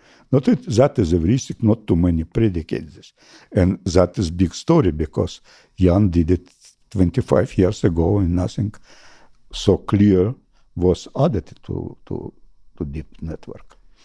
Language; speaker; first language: English; non-native, fluent; Russian